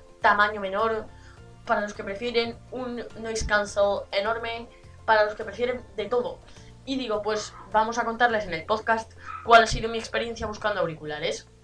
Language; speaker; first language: Spanish; native; Spanish